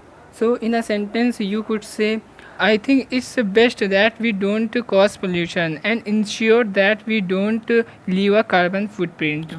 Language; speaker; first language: English; non-native, local second language; Hindi